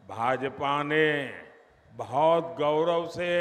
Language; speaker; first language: Hindi; non-native, local second language; Gujarati